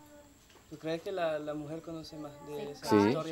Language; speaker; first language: Spanish; non-native, fluent; French